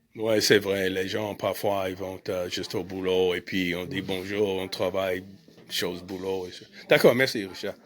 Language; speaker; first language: French; non-native, fluent; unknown